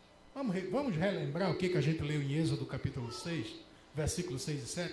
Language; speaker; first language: Portuguese; native; Portuguese